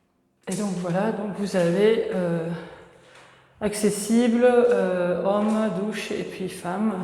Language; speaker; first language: French; native; French